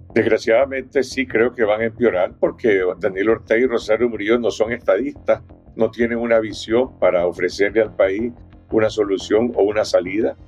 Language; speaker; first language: Spanish; native; Spanish